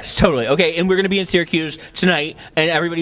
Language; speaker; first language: English; native; English